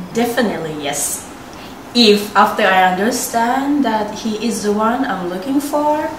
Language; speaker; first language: English; non-native, fluent; Thai